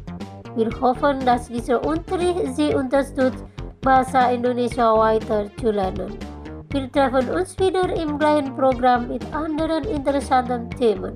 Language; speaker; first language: German; non-native, fluent; Indonesian